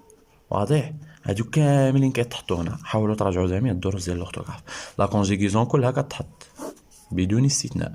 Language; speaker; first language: Arabic; native; Arabic